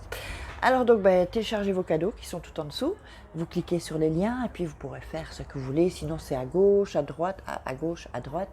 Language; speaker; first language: French; native; French